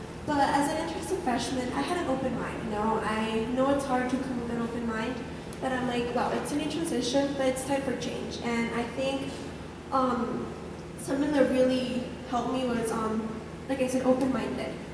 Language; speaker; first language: English; early bilingual, other home language; Spanish